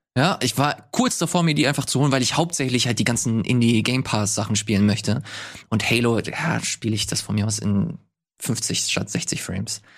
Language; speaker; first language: German; native; German